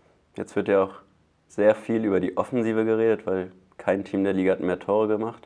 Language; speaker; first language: German; native; German